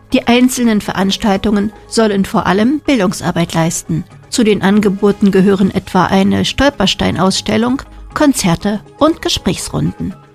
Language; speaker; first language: German; native; German